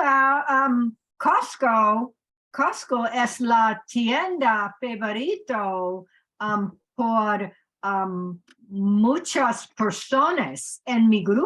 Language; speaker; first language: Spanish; non-native, learner; English